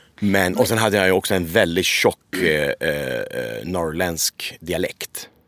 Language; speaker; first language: Swedish; early bilingual, other home language; Persian